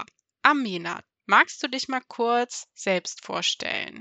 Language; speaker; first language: German; native; German